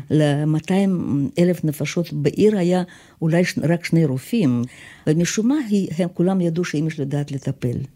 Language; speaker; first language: Hebrew; non-native, fluent; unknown